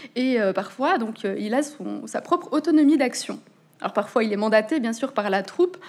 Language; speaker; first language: French; native; French